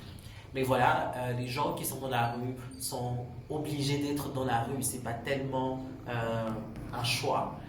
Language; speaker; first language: French; non-native, local second language; Swahili